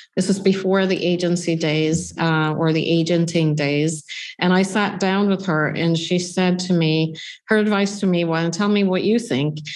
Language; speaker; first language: English; non-native, fluent; Swedish